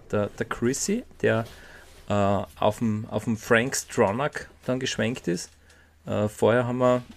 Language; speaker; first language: German; native; German